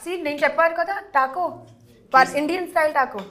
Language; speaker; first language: Telugu; non-native, learner; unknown